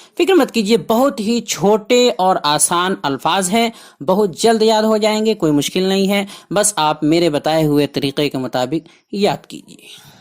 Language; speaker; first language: Urdu; native; Urdu